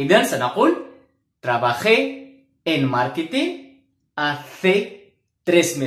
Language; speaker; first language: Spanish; non-native, fluent; Arabic